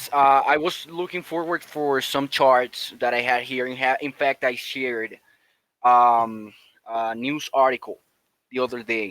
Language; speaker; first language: English; non-native, fluent; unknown